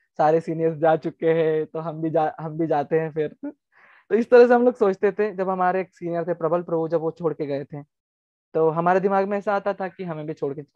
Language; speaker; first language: Hindi; non-native, local second language; Gujarati